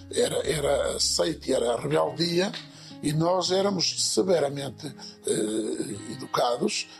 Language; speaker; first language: Portuguese; native; Portuguese